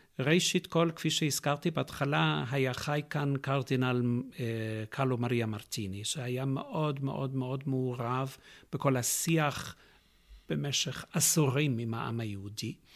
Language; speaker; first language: Hebrew; non-native, fluent; English